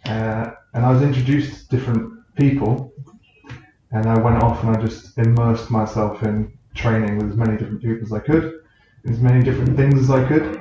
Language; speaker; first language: English; native; English